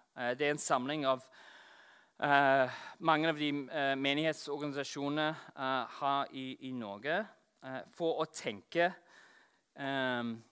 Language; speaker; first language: Norwegian; non-native, fluent; English